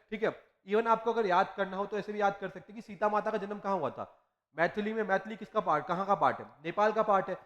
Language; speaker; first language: Hindi; native; Hindi